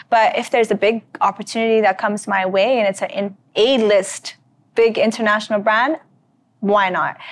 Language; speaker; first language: English; native; English